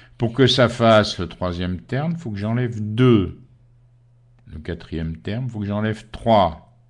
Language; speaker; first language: French; native; French